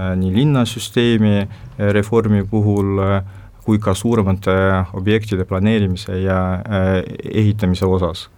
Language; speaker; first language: Estonian; non-native, local second language; Russian